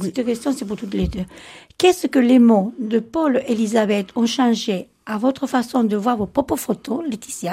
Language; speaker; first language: French; native; French